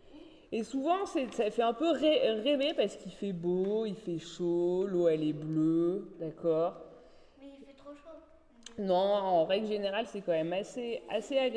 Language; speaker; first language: French; native; French